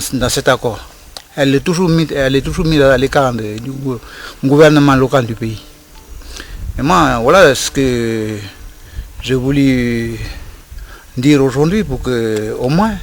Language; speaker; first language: French; non-native, local second language; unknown